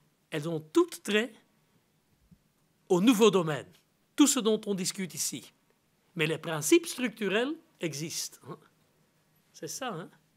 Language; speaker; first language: French; non-native, local second language; Dutch